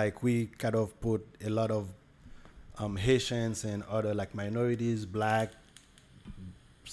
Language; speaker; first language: English; non-native, fluent; Haitian Creole